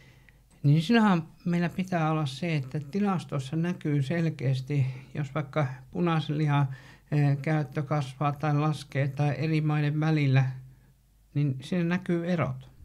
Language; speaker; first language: Finnish; native; Finnish